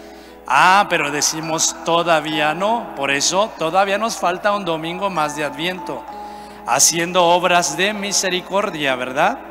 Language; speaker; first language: Spanish; native; Spanish